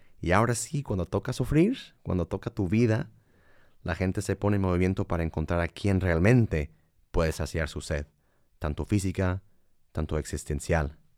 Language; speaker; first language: Spanish; non-native, fluent; English